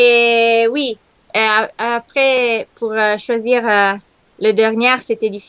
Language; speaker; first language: French; non-native, learner; Italian